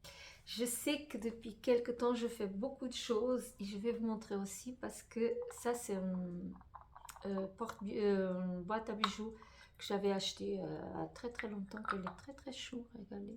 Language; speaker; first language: French; non-native, fluent; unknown